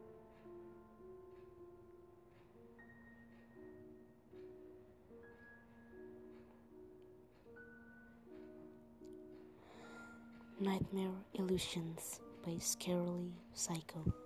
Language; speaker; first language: English; non-native, learner; Indonesian